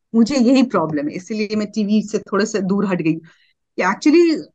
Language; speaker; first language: Hindi; native; Hindi